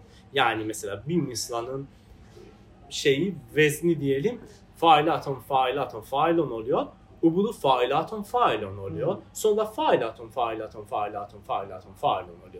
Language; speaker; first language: Turkish; non-native, fluent; Persian